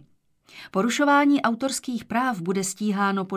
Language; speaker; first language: Czech; native; Czech